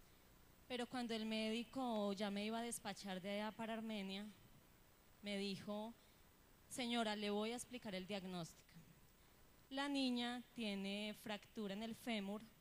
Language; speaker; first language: Spanish; native; Spanish